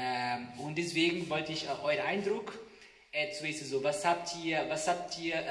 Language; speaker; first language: German; non-native, fluent; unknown